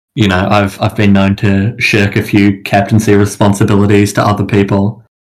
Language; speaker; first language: English; native; English